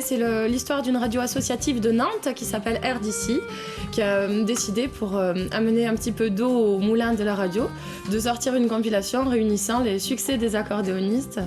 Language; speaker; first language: French; native; French